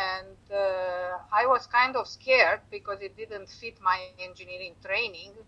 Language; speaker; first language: English; non-native, fluent; Romanian